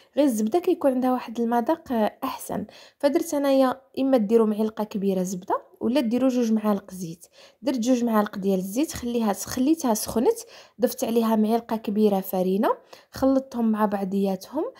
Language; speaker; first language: Arabic; native; Arabic